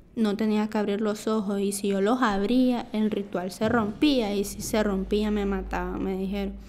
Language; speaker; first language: Spanish; native; Spanish